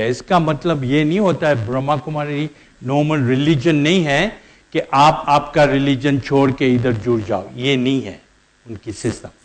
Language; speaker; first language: Hindi; non-native, learner; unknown